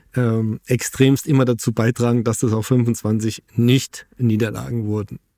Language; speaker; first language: German; native; German